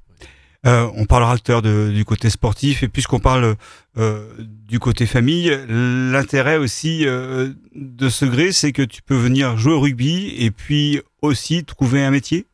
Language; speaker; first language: French; native; French